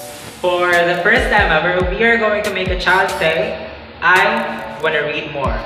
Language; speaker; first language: English; non-native, local second language; Cebuano